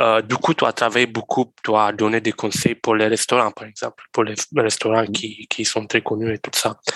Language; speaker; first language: French; non-native, learner; Romanian